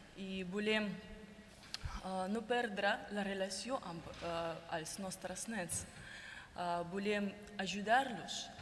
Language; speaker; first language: Catalan; non-native, learner; Russian